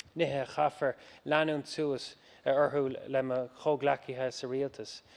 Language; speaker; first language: Irish; non-native, local second language; English